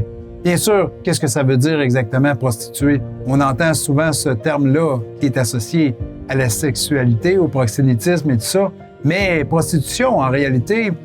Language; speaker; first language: French; native; French